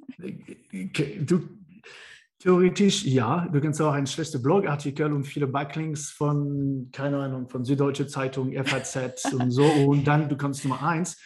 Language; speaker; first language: German; non-native, learner; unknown